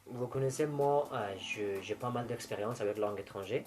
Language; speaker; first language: French; non-native, fluent; Persian